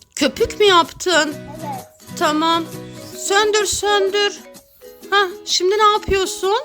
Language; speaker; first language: Turkish; native; Turkish